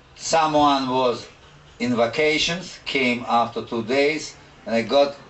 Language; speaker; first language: English; non-native, fluent; Russian